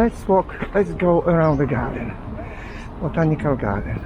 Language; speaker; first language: English; non-native, fluent; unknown